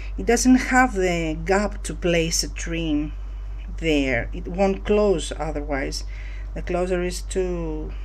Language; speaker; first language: English; non-native, fluent; Greek